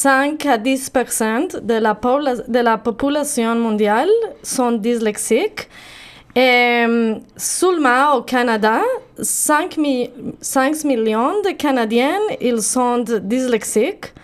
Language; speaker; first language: French; non-native, learner; Spanish